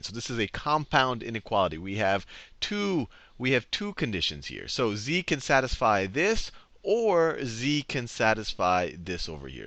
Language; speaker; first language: English; native; English